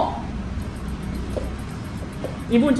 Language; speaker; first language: Korean; non-native, fluent; Vietnamese